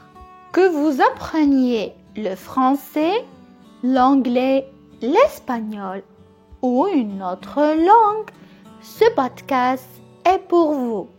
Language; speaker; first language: French; non-native, local second language; Arabic